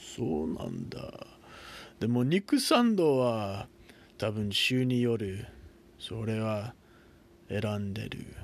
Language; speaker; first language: Japanese; non-native, learner; English